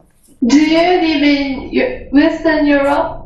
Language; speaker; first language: English; non-native, fluent; Russian